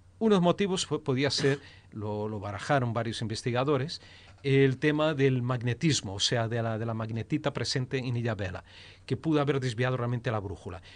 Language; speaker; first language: Spanish; early bilingual, heritage; Spanish